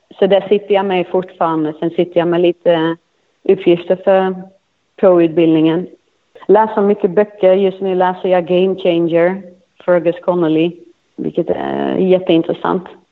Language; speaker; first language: Swedish; non-native, fluent; Dutch